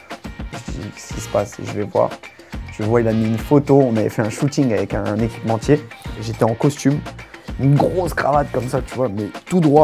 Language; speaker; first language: French; native; French